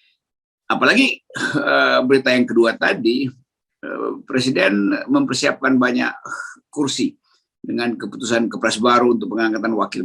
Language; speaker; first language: Indonesian; native; Indonesian